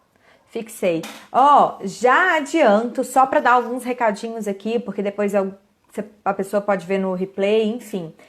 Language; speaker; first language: Portuguese; native; Portuguese